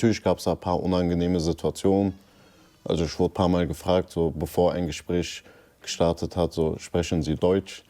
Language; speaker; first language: German; early bilingual, other home language; Turkish